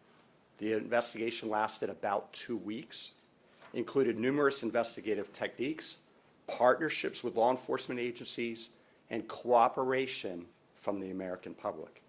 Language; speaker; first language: English; native; English